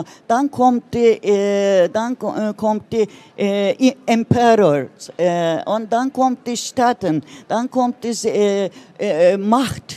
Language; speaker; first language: German; non-native, learner; Turkish